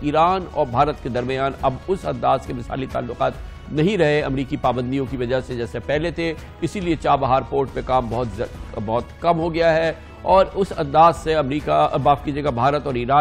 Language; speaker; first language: Urdu; native; Urdu